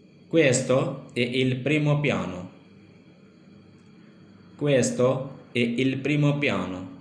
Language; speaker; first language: Italian; non-native, learner; Urdu